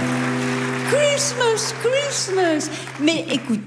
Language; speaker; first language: French; native; French